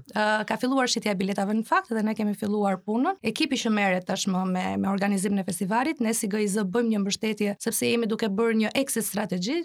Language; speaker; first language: Albanian; native; Albanian